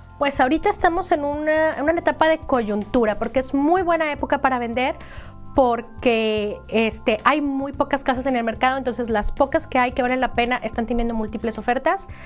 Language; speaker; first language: Spanish; native; Spanish